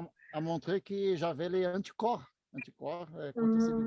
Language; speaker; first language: French; non-native, learner; Portuguese